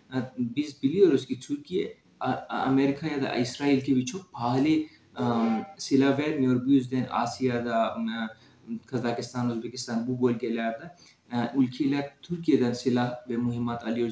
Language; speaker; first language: Turkish; non-native, fluent; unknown